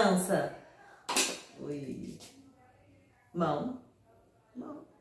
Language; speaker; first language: Portuguese; non-native, learner; Haitian Creole